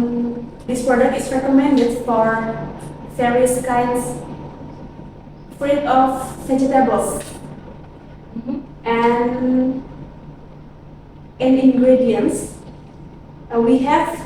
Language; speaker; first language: English; non-native, learner; Indonesian